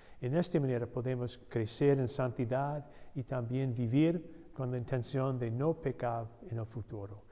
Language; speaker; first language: Spanish; non-native, learner; English